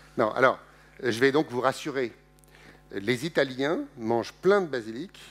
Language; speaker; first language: French; native; French